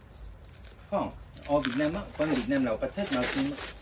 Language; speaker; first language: Vietnamese; non-native, learner; Korean